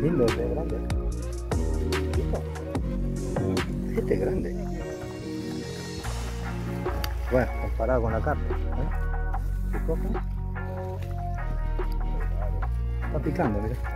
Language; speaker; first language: Spanish; native; Spanish